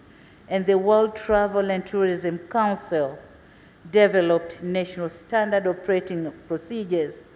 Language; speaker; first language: English; non-native, local second language; Swahili